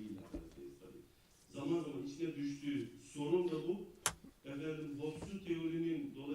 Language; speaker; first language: Turkish; native; Turkish